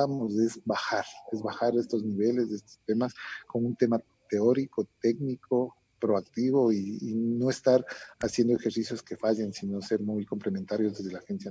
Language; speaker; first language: Spanish; native; Spanish